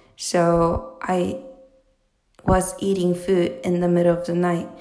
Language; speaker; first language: English; non-native, fluent; Japanese